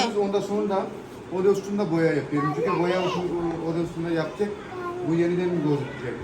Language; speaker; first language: Turkish; non-native, learner; Urdu